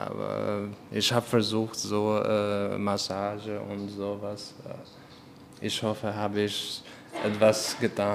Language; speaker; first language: German; non-native, fluent; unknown